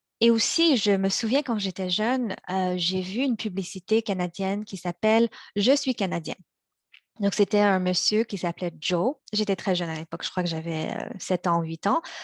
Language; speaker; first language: French; early bilingual, other home language; Chinese